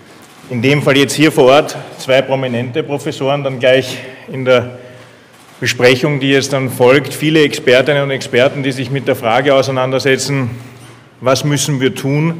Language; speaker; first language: German; native; German